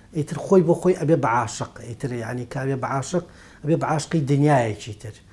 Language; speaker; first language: Central Kurdish; native; Central Kurdish